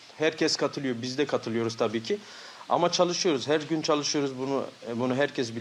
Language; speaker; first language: Turkish; early bilingual, heritage; Turkish